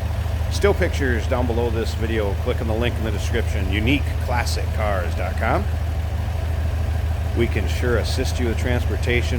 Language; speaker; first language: English; native; English